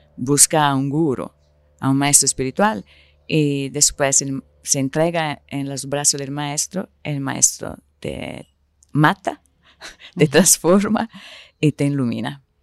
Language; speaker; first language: Spanish; non-native, fluent; Italian